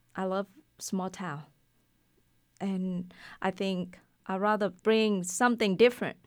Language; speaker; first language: English; non-native, fluent; Vietnamese